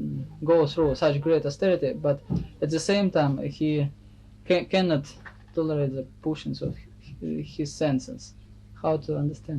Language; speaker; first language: English; non-native, fluent; Russian